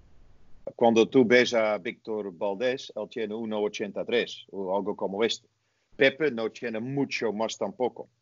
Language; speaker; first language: Spanish; non-native, fluent; Dutch